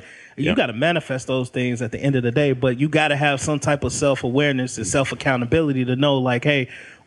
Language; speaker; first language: English; native; English